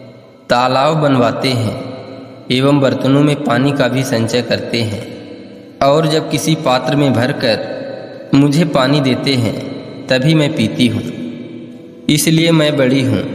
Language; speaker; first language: Hindi; native; Hindi